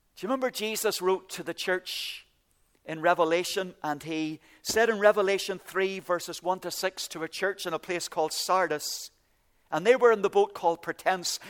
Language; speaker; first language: English; native; English